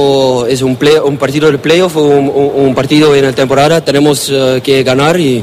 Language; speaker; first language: Spanish; non-native, learner; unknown